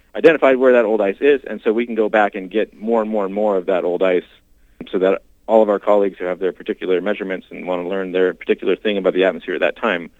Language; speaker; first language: English; native; English